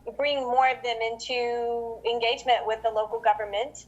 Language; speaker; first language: English; native; English